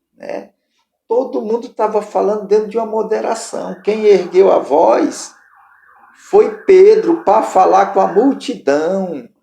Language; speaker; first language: Portuguese; native; Portuguese